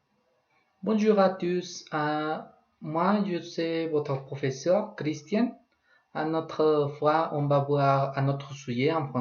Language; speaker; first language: French; non-native, learner; Spanish